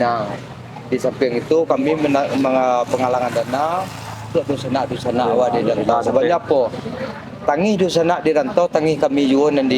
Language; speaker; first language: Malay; non-native, local second language; Minangkabau